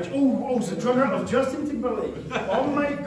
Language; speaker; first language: English; non-native, learner; French